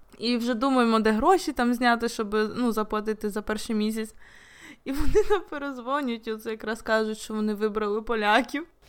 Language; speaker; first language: Ukrainian; native; Ukrainian